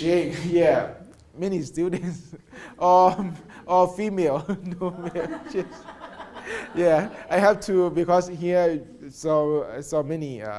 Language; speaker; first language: English; non-native, learner; Thai